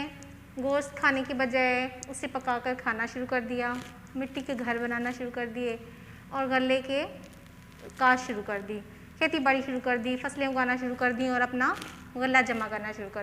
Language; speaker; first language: Hindi; non-native, local second language; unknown